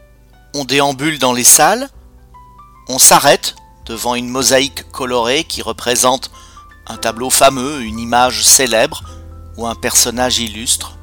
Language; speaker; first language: French; native; French